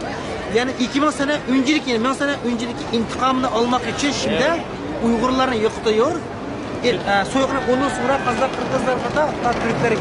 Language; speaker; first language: Turkish; non-native, learner; Uyghur